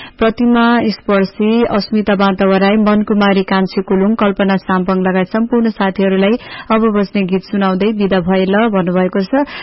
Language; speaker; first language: Nepali; native; Nepali